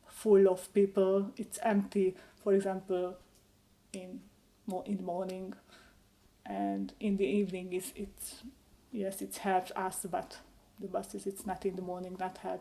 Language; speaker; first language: English; non-native, learner; Hungarian